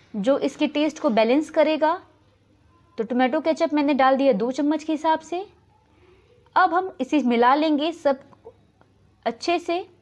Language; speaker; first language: Hindi; native; Hindi